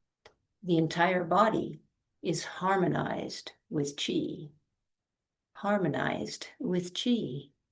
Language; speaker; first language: English; native; English